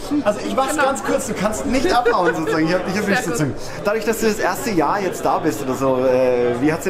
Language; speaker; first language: German; native; German